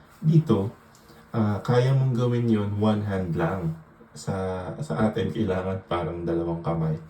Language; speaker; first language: Filipino; native; Filipino